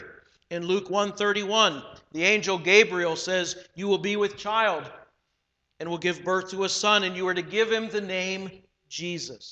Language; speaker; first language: English; native; English